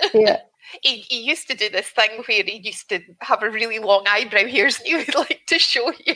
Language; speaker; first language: English; native; English